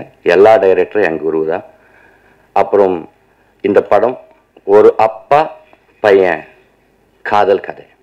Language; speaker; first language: Tamil; non-native, learner; Telugu